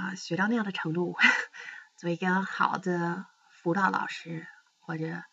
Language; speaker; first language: Chinese; non-native, fluent; English